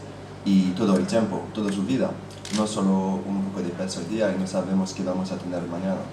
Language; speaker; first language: Spanish; non-native, fluent; French